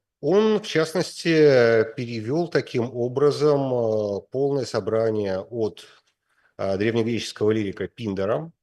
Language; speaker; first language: Russian; native; Russian